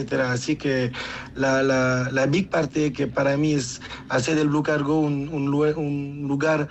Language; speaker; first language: Spanish; non-native, learner; French